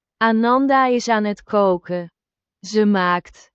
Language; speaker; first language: Dutch; non-native, fluent; Turkish